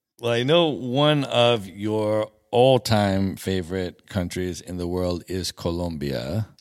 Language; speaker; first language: English; native; English